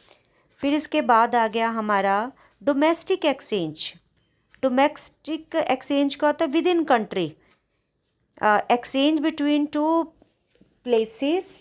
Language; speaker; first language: Hindi; non-native, local second language; Punjabi